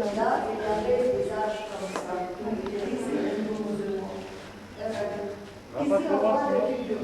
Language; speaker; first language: French; non-native, fluent; Hindi